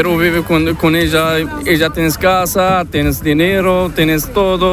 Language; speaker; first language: Spanish; non-native, learner; Arabic